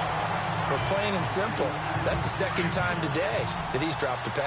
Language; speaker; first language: English; native; English